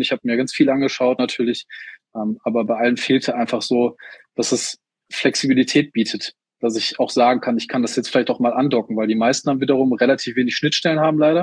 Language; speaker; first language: German; native; German